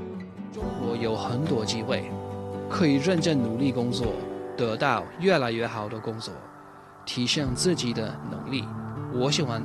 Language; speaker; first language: Chinese; non-native, fluent; English